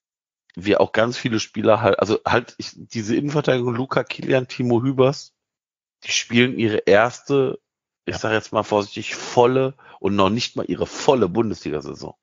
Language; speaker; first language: German; native; German